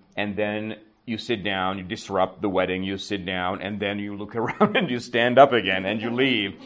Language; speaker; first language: English; non-native, fluent; Czech